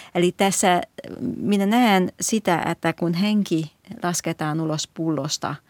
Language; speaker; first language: Finnish; non-native, fluent; Hungarian